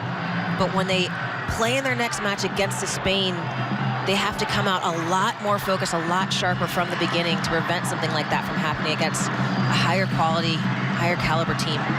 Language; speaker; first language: English; native; English